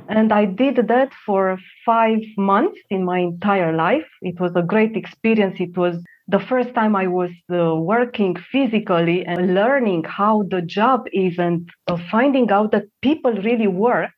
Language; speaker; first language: English; non-native, fluent; Romanian